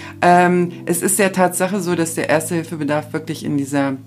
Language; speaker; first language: German; native; German